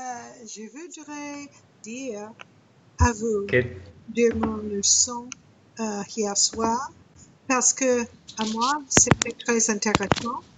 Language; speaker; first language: French; non-native, learner; English